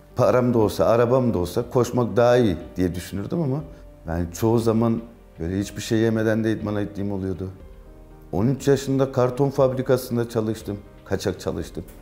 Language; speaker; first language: Turkish; early bilingual, heritage; Turkish